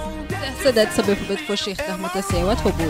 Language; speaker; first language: Dutch; native; Dutch